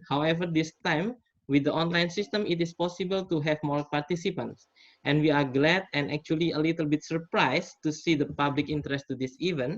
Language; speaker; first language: English; non-native, fluent; Indonesian